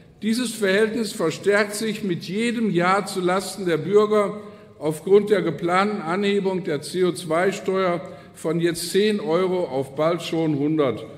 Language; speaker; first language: German; native; German